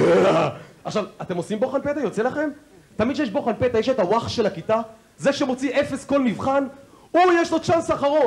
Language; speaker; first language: Hebrew; native; Hebrew